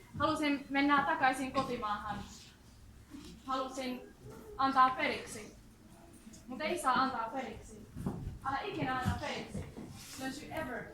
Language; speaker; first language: Finnish; non-native, fluent; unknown